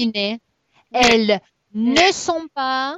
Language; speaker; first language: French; non-native, fluent; Russian